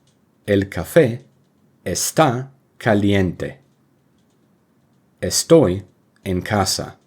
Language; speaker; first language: Spanish; non-native, fluent; English